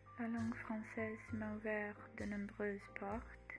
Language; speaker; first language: French; non-native, learner; Croatian